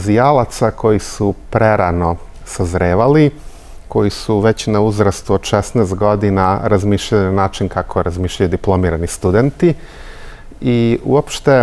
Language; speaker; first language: Serbian; native; Serbian